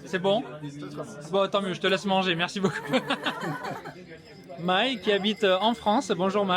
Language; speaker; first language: French; native; French